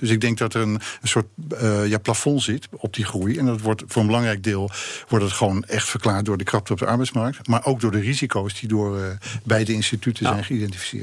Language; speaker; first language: Dutch; native; Dutch